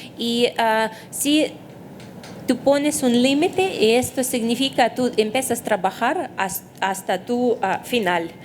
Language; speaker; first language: Spanish; non-native, fluent; Russian